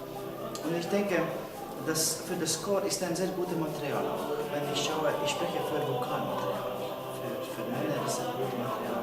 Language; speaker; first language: German; non-native, fluent; Latvian